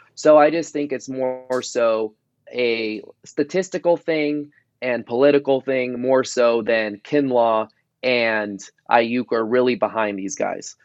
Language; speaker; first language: English; native; English